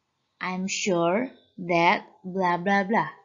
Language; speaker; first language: English; non-native, fluent; Indonesian